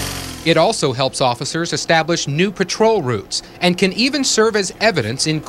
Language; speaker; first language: English; native; English